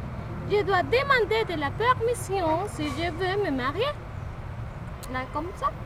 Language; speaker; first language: French; non-native, learner; Spanish